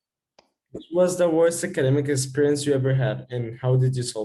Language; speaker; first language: English; non-native, fluent; Spanish